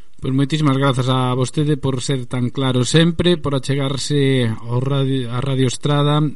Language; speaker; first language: Galician; native; Galician